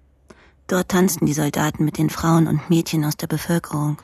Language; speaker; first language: German; native; German